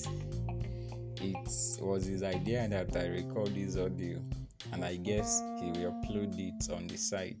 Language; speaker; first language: English; non-native, local second language; Yoruba